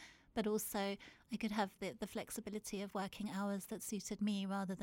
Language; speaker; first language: English; native; English